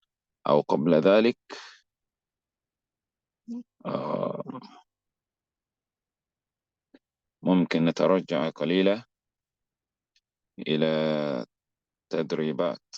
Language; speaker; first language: Arabic; non-native, fluent; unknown